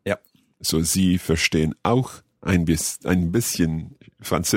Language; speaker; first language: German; non-native, learner; English